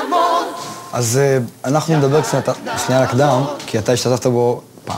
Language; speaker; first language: Hebrew; native; Hebrew